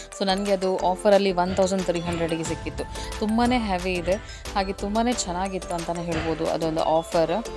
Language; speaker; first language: Kannada; native; Kannada